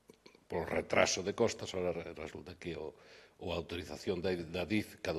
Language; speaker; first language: Galician; native; Galician